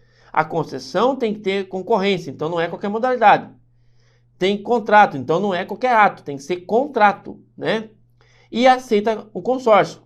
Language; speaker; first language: Portuguese; native; Portuguese